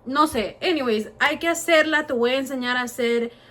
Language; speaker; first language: Spanish; early bilingual, other home language; English